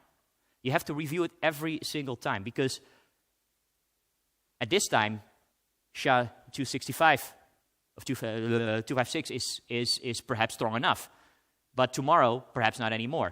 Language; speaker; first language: English; non-native, fluent; Dutch